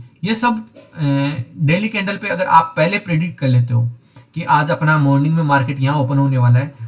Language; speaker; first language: Hindi; native; Hindi